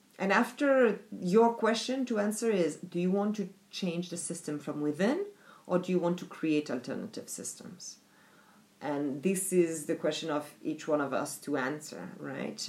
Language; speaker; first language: English; non-native, fluent; French